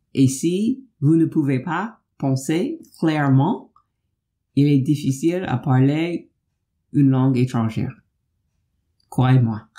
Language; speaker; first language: French; non-native, fluent; English